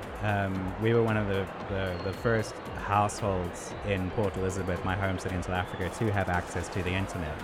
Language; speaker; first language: English; native; English